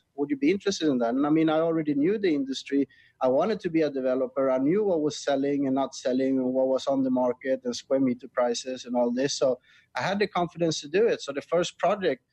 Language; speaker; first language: English; non-native, fluent; Swedish